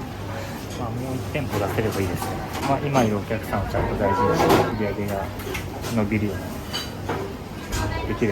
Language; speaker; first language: Japanese; native; Japanese